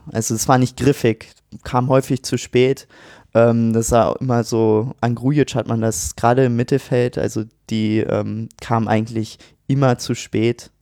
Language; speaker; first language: German; native; German